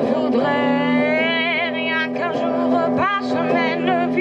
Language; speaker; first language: French; non-native, fluent; Catalan